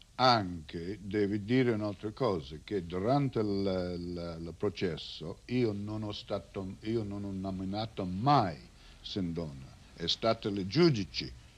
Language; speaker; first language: Italian; non-native, learner; English